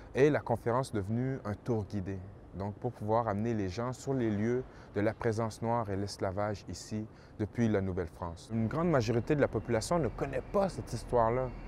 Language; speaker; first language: French; native; French